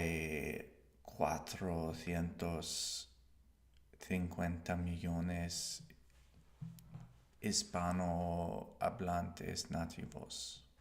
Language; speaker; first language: Spanish; non-native, learner; English